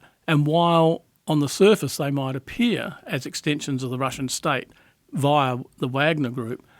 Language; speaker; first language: English; native; English